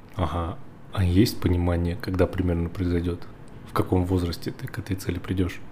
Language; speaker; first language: Russian; native; Russian